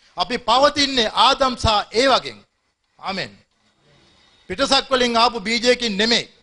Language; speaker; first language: Sinhala; native; Sinhala